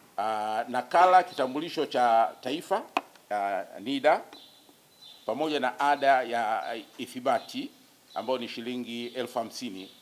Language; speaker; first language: Swahili; native; Swahili